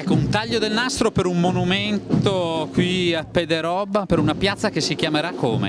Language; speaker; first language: Italian; native; Italian